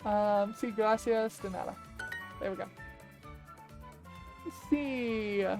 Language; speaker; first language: Spanish; non-native, learner; English